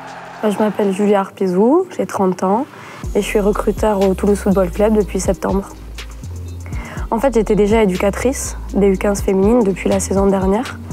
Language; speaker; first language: French; native; French